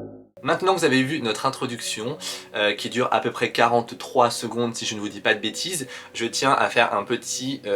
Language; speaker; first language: French; native; French